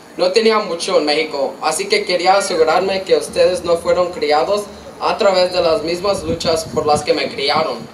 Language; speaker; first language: Spanish; early bilingual, heritage; Spanish